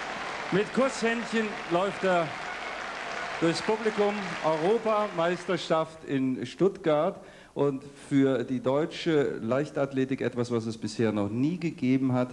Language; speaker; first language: German; native; German